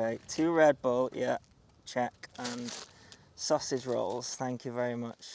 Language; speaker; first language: English; native; English